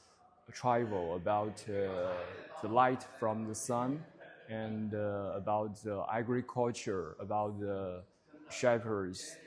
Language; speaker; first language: English; non-native, learner; Chinese